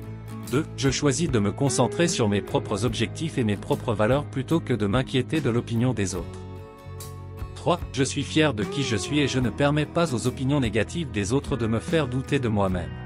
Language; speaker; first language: French; native; French